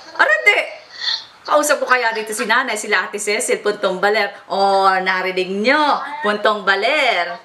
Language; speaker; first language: Filipino; native; Filipino